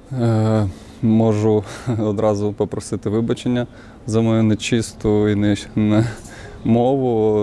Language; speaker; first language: Ukrainian; non-native, local second language; Russian